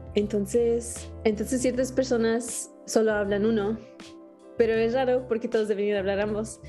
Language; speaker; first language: Spanish; early bilingual, heritage; Spanish